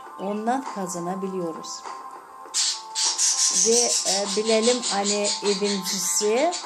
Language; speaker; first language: Turkish; non-native, fluent; Gagauz